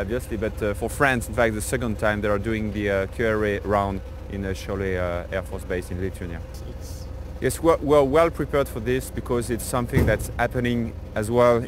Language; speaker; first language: English; non-native, fluent; French